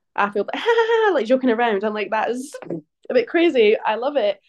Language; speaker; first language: English; native; English